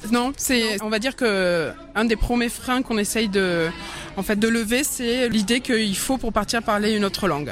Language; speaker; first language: French; native; French